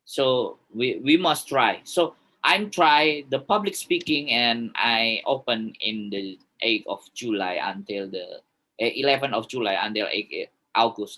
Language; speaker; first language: English; non-native, learner; Indonesian